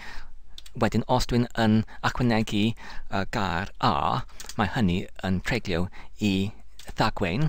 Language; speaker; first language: Welsh; non-native, learner; English